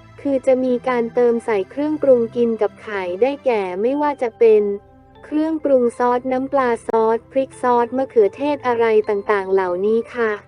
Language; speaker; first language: Thai; native; Thai